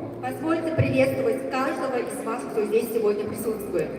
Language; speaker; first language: Russian; native; Russian